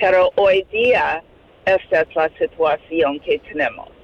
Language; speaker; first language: Spanish; non-native, fluent; English